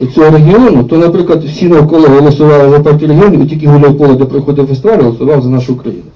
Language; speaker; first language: Ukrainian; native; Ukrainian